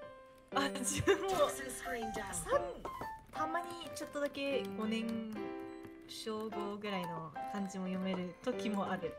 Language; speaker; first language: Japanese; early bilingual, heritage; Japanese